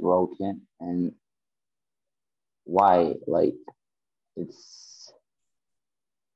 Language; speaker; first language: English; non-native, learner; Ukrainian